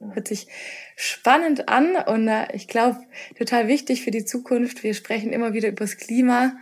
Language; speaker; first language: German; native; German